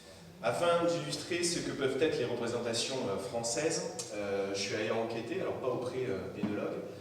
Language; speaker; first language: French; native; French